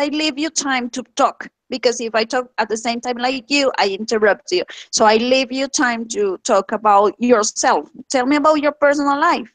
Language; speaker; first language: English; non-native, fluent; Spanish